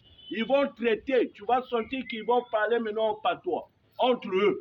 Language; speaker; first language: French; native; French